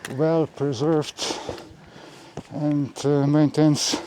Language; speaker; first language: English; non-native, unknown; Slovenian